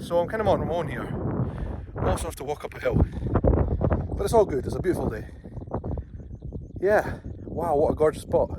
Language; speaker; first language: English; native; English